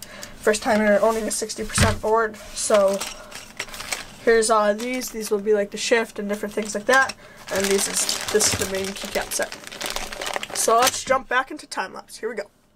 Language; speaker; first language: English; native; English